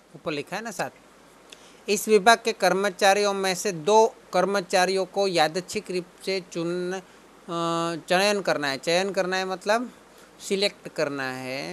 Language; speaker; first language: Hindi; non-native, local second language; Gujarati